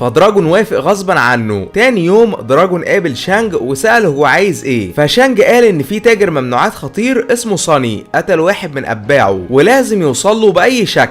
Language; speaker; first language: Arabic; native; Arabic